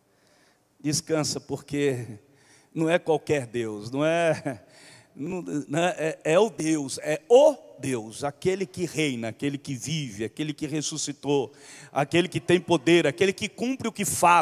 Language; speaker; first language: Portuguese; native; Portuguese